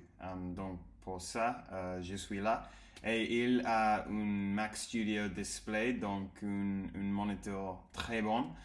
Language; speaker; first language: French; non-native, learner; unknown